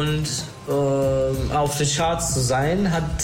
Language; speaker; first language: German; non-native, learner; Turkish